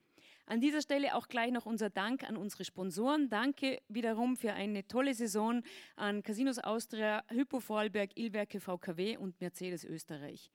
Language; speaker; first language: German; native; German